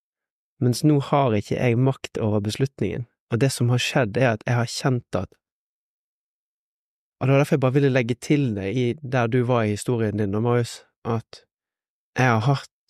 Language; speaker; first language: Norwegian; native; Norwegian